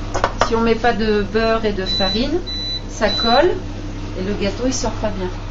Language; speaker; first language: French; native; French